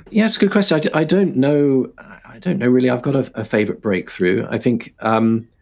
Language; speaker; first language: English; native; English